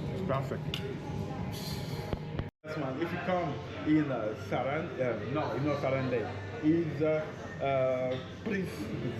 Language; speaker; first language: English; non-native, learner; French